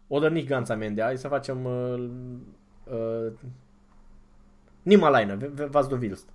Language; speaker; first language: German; non-native, fluent; Romanian